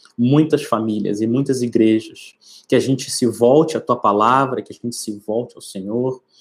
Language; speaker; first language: Portuguese; native; Portuguese